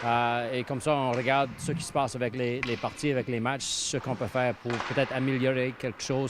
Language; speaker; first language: French; non-native, fluent; English